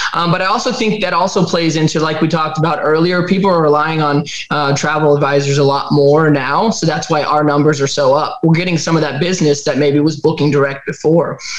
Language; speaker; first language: English; native; English